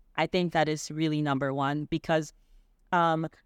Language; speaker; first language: English; non-native, local second language; Filipino